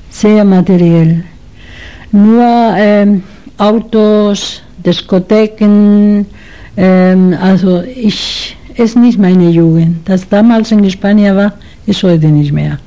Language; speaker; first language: German; non-native, learner; Spanish